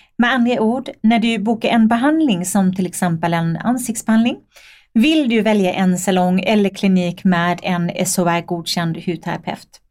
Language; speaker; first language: Swedish; native; Swedish